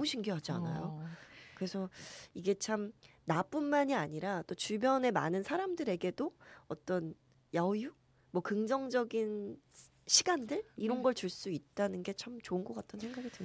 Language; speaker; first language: Korean; native; Korean